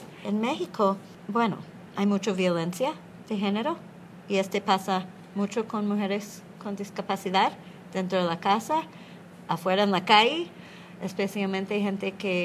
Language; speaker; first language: Spanish; non-native, learner; English